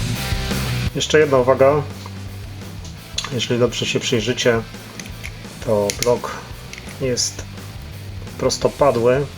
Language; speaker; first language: Polish; native; Polish